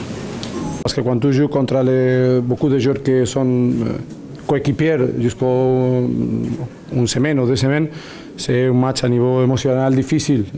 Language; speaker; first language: French; non-native, learner; Spanish